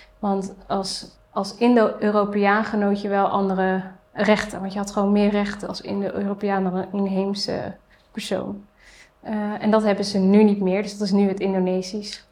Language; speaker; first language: Dutch; native; Dutch